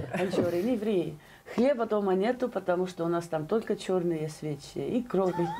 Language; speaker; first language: Russian; non-native, local second language; Estonian